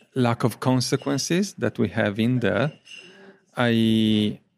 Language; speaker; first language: English; non-native, fluent; Italian